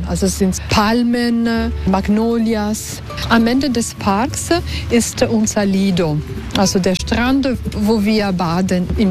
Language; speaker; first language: German; non-native, fluent; Italian